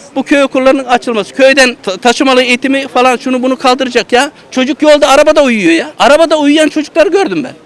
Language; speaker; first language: Turkish; native; Turkish